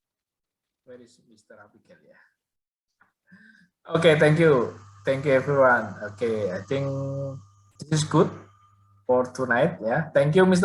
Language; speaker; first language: English; non-native, learner; Indonesian